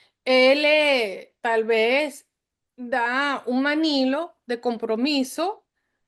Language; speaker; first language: Spanish; non-native, fluent; English